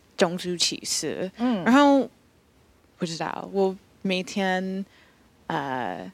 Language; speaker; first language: Chinese; non-native, fluent; English